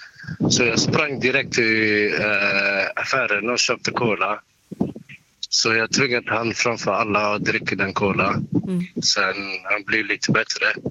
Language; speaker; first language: Swedish; non-native, learner; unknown